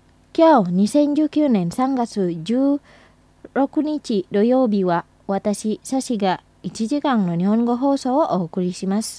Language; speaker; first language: Japanese; non-native, fluent; Indonesian